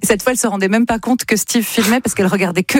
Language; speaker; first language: French; native; French